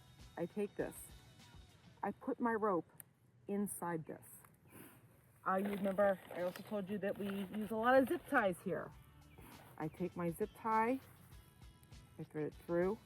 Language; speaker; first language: English; native; English